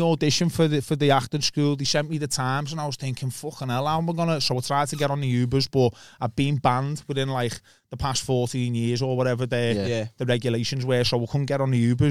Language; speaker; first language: English; native; English